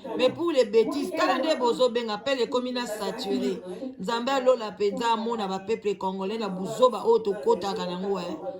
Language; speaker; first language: Lingala; native; Lingala